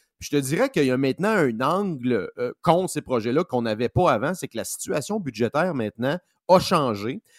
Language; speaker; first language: French; native; French